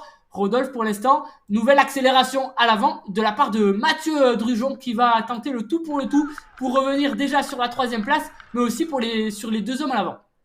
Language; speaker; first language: French; native; French